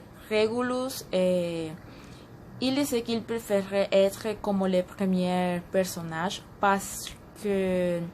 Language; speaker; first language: French; non-native, learner; Spanish